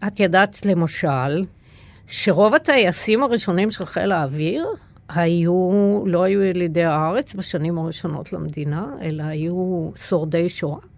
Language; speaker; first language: Hebrew; native; Hebrew